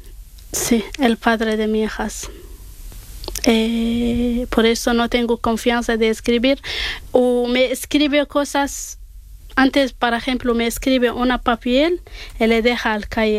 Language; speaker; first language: Spanish; non-native, learner; Arabic